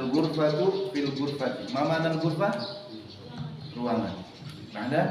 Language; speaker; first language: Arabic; non-native, fluent; Indonesian